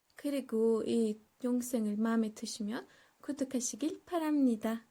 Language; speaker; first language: Korean; non-native, learner; Turkish